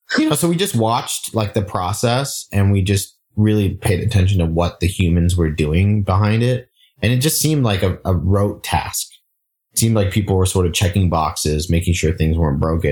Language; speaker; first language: English; native; English